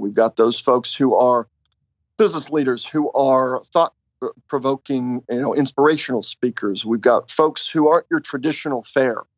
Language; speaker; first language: English; native; English